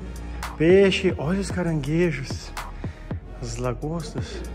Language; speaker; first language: Portuguese; native; Portuguese